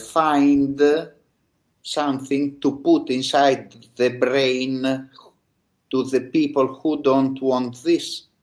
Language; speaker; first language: English; non-native, learner; Italian